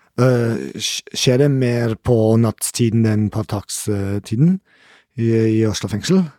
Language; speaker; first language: Norwegian; non-native, learner; German